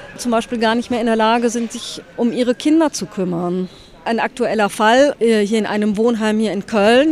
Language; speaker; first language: German; native; German